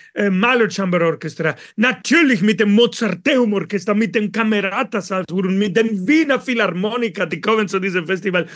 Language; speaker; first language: German; non-native, learner; Spanish